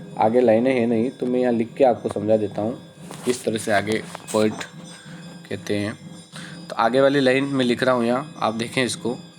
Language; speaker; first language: Hindi; native; Hindi